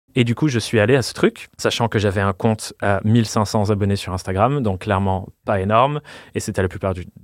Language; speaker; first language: French; non-native, fluent; English